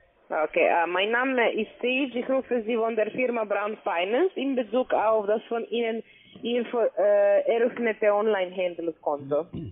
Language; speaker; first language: German; non-native, learner; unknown